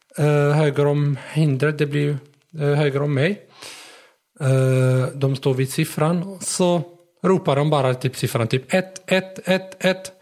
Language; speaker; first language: Swedish; non-native, fluent; Arabic